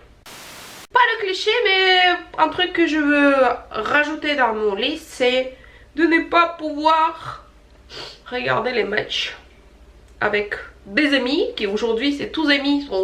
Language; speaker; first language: French; non-native, fluent; Russian